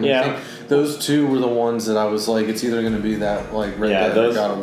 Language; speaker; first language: English; native; English